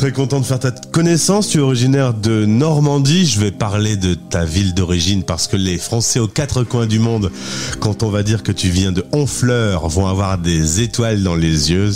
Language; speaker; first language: French; native; French